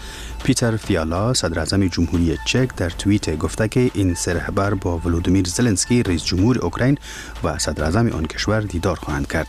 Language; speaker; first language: Persian; native; Persian